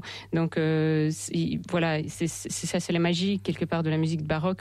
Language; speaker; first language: French; non-native, fluent; Russian